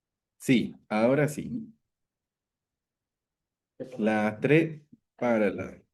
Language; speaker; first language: Spanish; native; Spanish